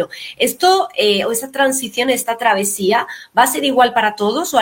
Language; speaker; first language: Spanish; native; Spanish